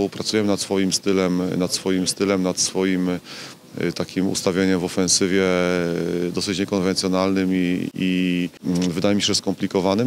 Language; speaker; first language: Polish; native; Polish